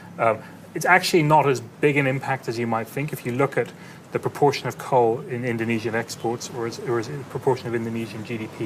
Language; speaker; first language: English; native; English